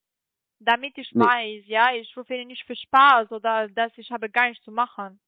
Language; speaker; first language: German; non-native, learner; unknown